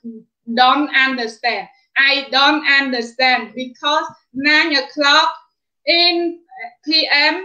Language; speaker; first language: English; non-native, fluent; Khmer